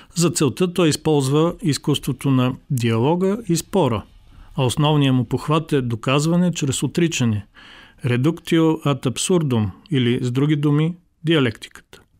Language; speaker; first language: Bulgarian; native; Bulgarian